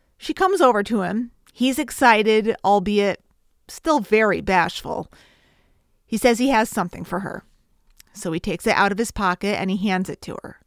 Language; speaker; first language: English; native; English